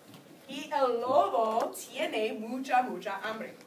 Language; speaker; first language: Spanish; non-native, fluent; English